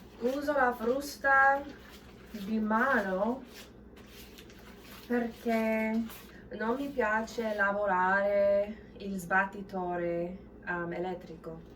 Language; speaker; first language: Italian; non-native, learner; English